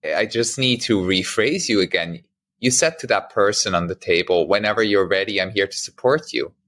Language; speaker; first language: English; non-native, fluent; German